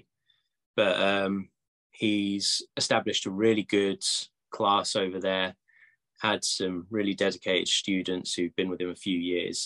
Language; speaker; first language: English; native; English